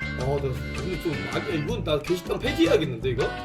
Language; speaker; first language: Korean; native; Korean